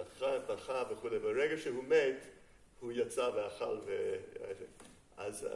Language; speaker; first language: Hebrew; non-native, fluent; English